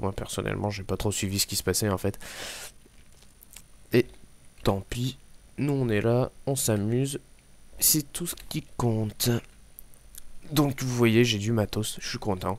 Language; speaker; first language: French; native; French